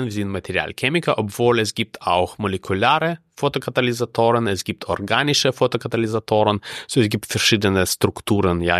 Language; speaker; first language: German; non-native, fluent; Russian